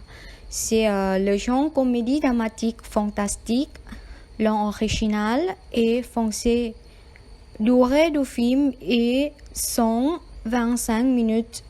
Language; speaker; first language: French; non-native, learner; Thai